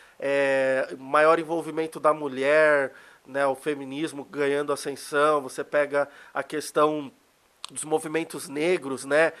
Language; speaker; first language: Portuguese; native; Portuguese